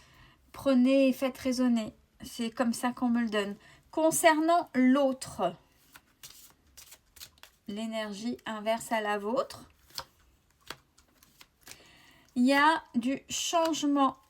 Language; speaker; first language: French; native; French